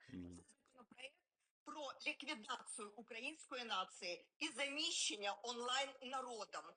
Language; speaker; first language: Ukrainian; non-native, local second language; Russian